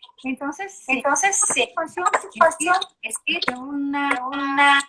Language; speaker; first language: Spanish; non-native, learner; Portuguese